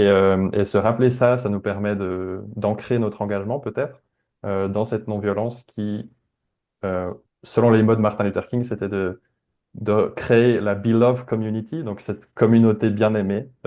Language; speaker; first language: French; native; French